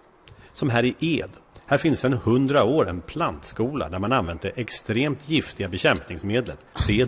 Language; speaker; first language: Swedish; native; Swedish